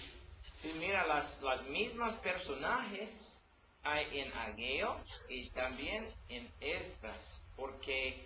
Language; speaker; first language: Spanish; non-native, learner; English